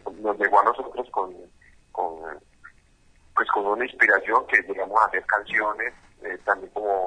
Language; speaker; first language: Spanish; native; Spanish